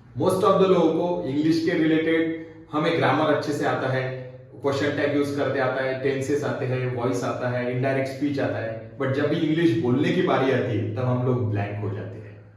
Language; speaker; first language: Hindi; non-native, local second language; Marathi